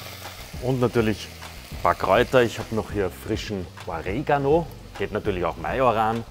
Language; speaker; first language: German; native; German